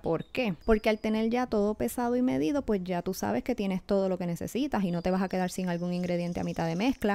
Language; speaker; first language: Spanish; native; Spanish